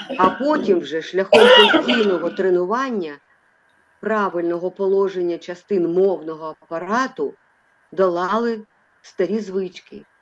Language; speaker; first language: Ukrainian; non-native, local second language; Russian